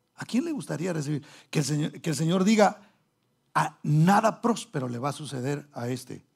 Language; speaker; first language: Spanish; early bilingual, heritage; Spanish